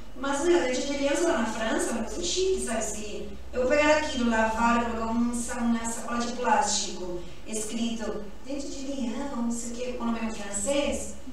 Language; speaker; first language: Portuguese; non-native, fluent; Spanish